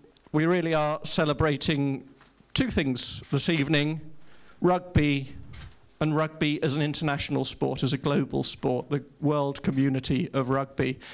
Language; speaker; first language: English; native; English